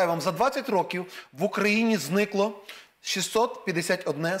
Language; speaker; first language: Ukrainian; native; Ukrainian